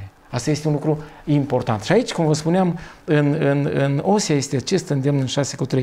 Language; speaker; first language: Romanian; native; Romanian